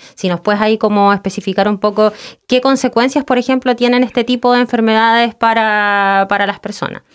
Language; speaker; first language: Spanish; native; Spanish